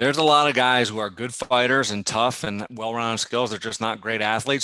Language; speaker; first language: English; native; English